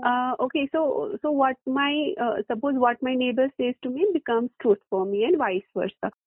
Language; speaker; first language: English; non-native, local second language; Kashmiri